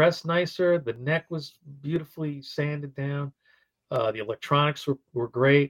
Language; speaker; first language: English; native; English